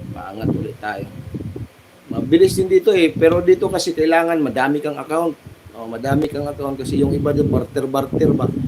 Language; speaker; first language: Filipino; native; Filipino